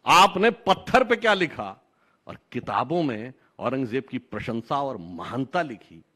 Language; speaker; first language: Hindi; native; Hindi